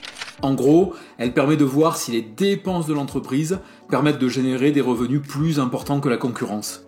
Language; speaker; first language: French; native; French